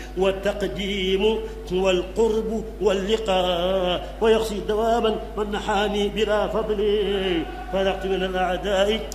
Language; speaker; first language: Arabic; non-native, fluent; Wolof